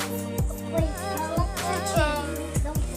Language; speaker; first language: English; non-native, learner; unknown